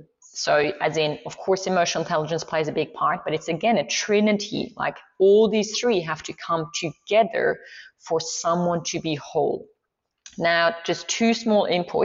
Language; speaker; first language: English; non-native, fluent; Swiss German